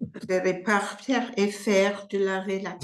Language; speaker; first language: French; non-native, learner; English